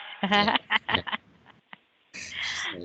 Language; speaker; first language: English; non-native, learner; Vietnamese